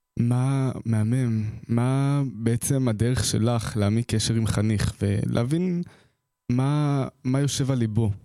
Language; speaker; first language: Hebrew; native; Hebrew